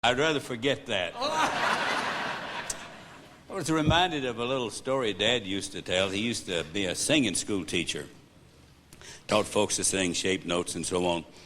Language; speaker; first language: English; native; English